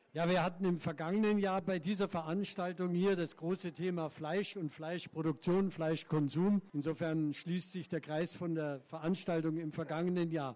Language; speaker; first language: German; native; German